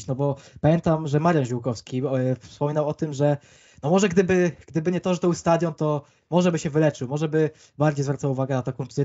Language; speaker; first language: Polish; native; Polish